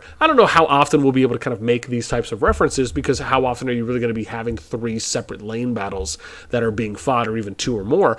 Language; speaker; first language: English; native; English